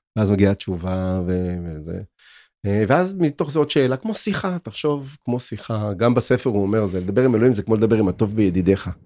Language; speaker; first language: Hebrew; native; Hebrew